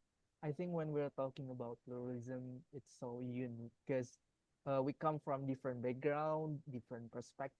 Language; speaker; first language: English; non-native, learner; Indonesian